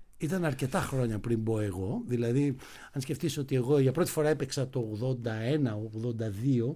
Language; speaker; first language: Greek; native; Greek